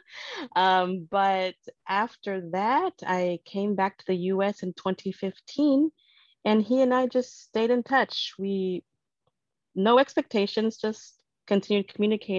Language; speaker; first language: English; early bilingual, other home language; Spanish